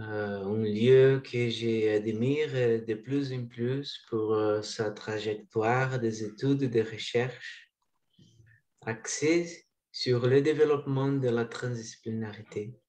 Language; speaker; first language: French; non-native, learner; Portuguese